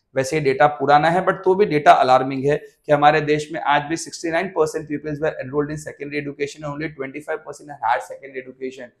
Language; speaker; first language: Hindi; non-native, local second language; Gujarati